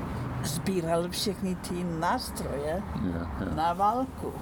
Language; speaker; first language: Czech; non-native, fluent; Icelandic